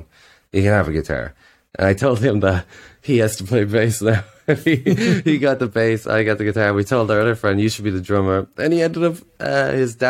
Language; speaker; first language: English; native; English